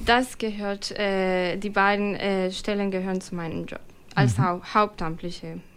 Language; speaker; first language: German; non-native, fluent; Spanish